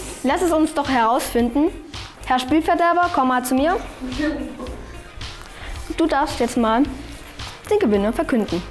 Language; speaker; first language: German; native; German